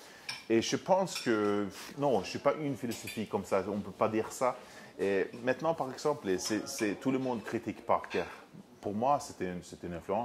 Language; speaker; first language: French; non-native, fluent; Swedish